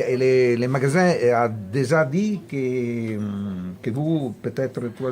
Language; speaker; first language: French; non-native, fluent; Italian